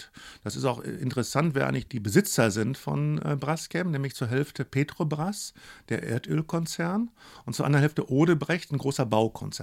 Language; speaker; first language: German; native; German